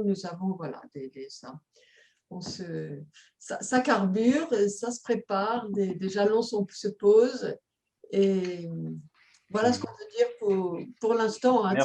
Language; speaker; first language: French; native; French